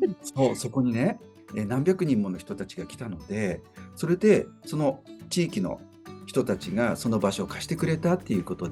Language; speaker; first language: Japanese; native; Japanese